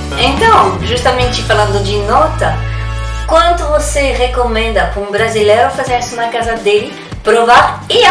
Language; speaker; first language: Portuguese; non-native, learner; French